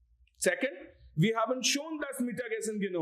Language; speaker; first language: German; non-native, learner; Gujarati